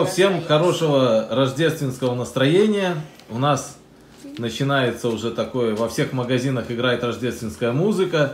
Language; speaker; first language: Russian; native; Russian